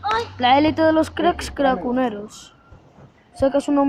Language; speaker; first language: Spanish; native; Spanish